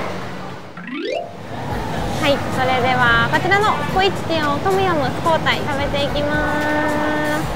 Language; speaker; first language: Japanese; native; Japanese